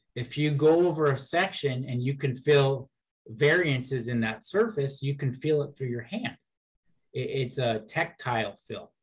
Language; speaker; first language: English; native; English